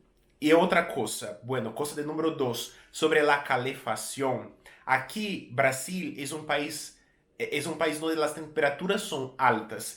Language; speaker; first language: Spanish; non-native, fluent; Portuguese